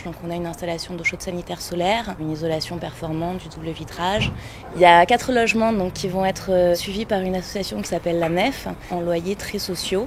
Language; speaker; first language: French; native; French